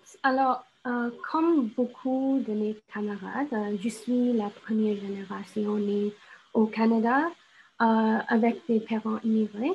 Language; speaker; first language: French; non-native, local second language; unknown